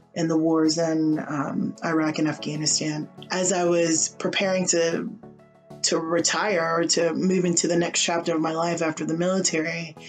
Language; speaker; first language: English; native; English